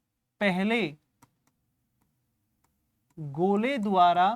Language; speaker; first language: Hindi; native; Hindi